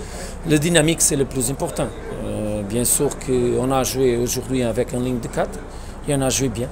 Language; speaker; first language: French; non-native, learner; Portuguese